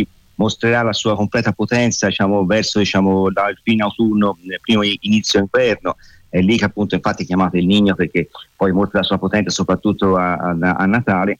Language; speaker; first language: Italian; native; Italian